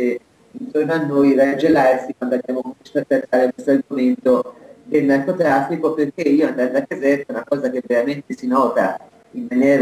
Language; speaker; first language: Italian; native; Italian